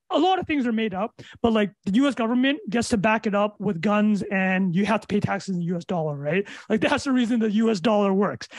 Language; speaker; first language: English; native; English